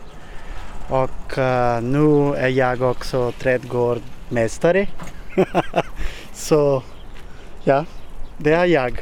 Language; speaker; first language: Swedish; non-native, learner; Portuguese